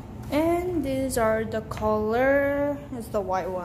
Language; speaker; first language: English; non-native, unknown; Korean